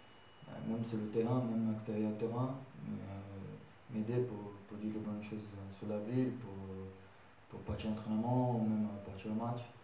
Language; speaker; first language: French; non-native, learner; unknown